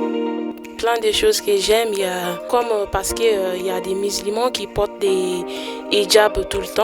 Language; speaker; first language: French; non-native, fluent; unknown